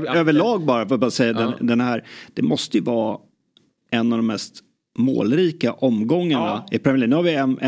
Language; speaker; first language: Swedish; native; Swedish